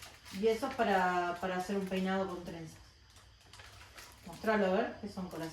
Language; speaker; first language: Spanish; native; Spanish